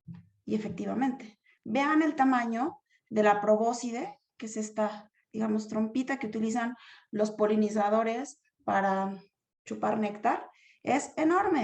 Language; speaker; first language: Spanish; native; Spanish